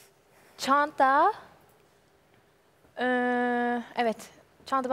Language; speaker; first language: Turkish; non-native, learner; English